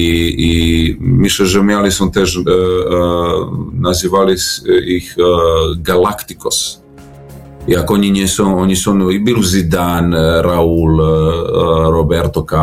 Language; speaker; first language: Polish; non-native, fluent; Serbian